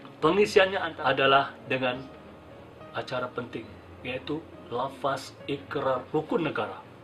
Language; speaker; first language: Malay; native; Malay